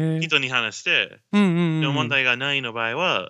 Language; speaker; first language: Japanese; non-native, learner; English